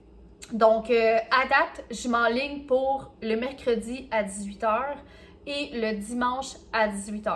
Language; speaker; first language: French; native; French